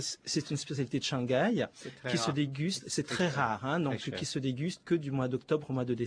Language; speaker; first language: French; native; French